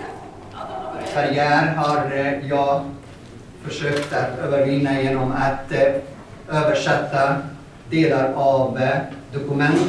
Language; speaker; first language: Swedish; non-native, fluent; Arabic